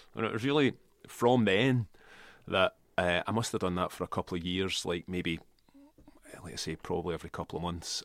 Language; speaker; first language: English; native; English